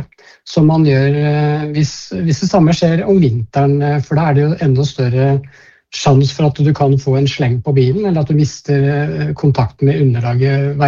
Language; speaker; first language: Norwegian; native; Norwegian